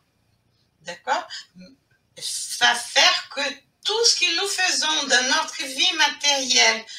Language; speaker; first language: French; non-native, fluent; Portuguese